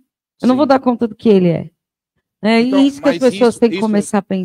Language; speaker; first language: Portuguese; native; Portuguese